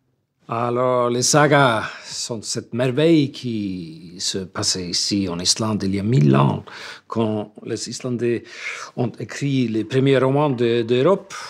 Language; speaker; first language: French; non-native, fluent; Icelandic